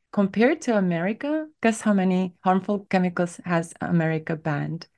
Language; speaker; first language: English; non-native, fluent; Estonian